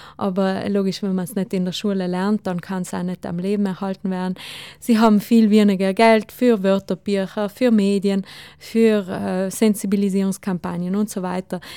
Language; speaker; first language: German; non-native, local second language; Ladin